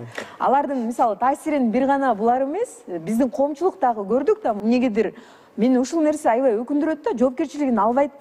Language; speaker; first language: Kyrgyz; native; Kyrgyz